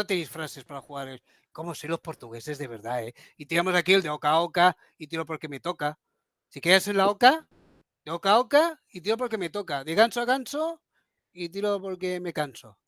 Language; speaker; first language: Spanish; native; Spanish